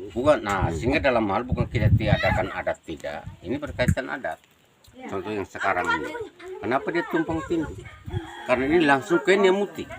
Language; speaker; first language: Indonesian; non-native, local second language; Tetum